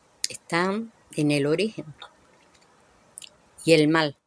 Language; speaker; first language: Spanish; native; Spanish